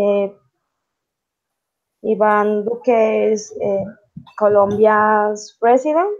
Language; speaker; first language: English; non-native, learner; Spanish